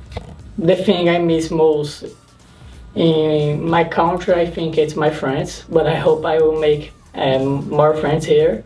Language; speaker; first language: English; non-native, learner; Portuguese